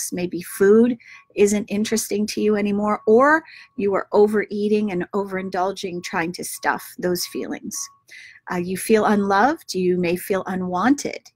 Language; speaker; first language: English; native; English